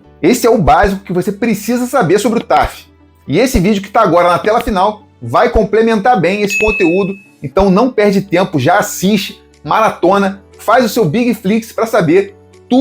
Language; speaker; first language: Portuguese; native; Portuguese